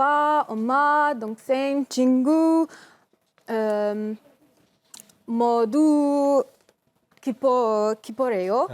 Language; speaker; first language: Korean; non-native, learner; French